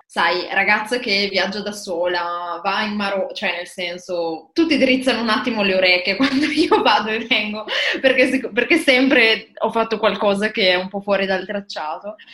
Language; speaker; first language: Italian; native; Italian